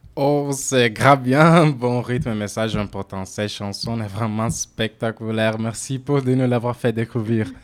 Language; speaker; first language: French; non-native, fluent; Italian